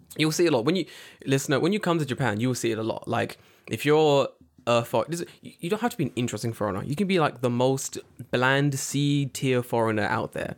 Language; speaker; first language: English; native; English